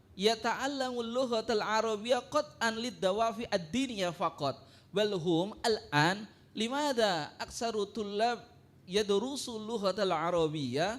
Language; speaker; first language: Arabic; non-native, fluent; Indonesian